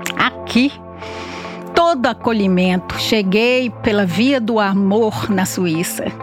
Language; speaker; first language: Portuguese; native; Portuguese